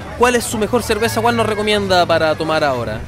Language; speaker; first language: Spanish; native; Spanish